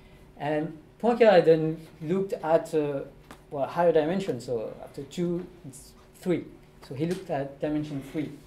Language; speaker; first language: English; non-native, fluent; French